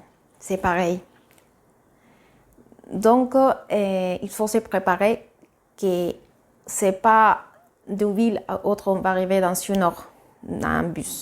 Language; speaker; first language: French; non-native, fluent; Spanish